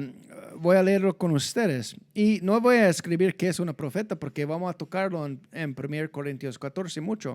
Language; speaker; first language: Spanish; non-native, fluent; English